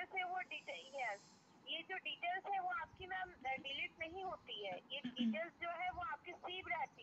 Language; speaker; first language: Hindi; native; Hindi